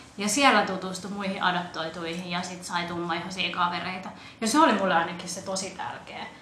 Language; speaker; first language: Finnish; early bilingual, other home language; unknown